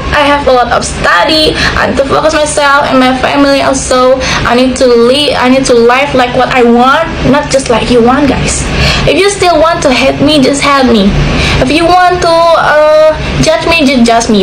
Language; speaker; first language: English; non-native, learner; Indonesian